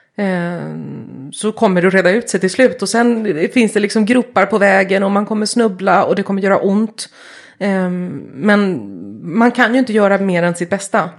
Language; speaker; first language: Swedish; early bilingual, heritage; Swedish